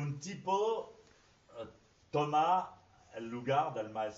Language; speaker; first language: Spanish; non-native, fluent; French